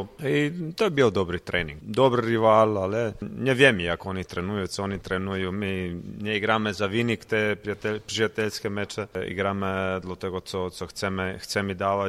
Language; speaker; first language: Polish; non-native, learner; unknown